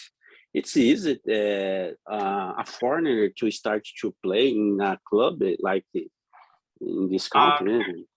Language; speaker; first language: English; non-native, learner; Portuguese